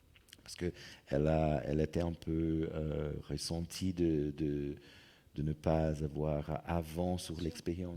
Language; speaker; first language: French; non-native, fluent; Portuguese